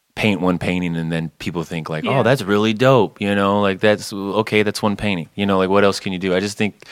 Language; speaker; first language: English; native; English